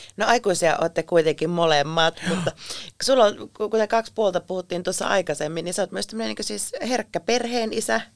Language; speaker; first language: Finnish; native; Finnish